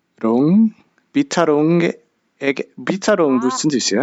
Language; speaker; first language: Korean; non-native, learner; English